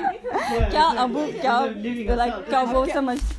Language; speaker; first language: Hindi; non-native, learner; English